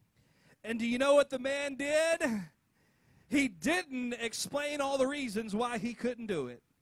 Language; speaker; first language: English; native; English